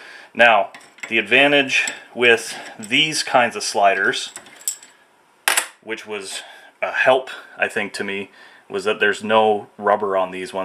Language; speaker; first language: English; native; English